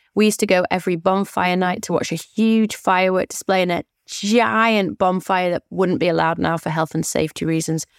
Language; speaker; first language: English; native; English